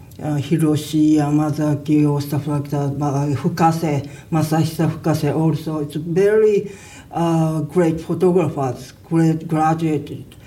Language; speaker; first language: English; non-native, learner; Japanese